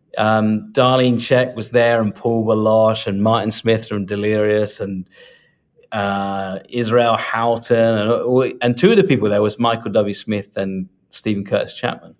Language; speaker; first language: English; native; English